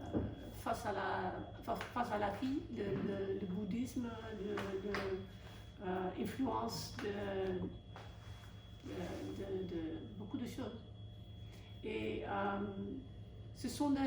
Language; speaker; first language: French; non-native, fluent; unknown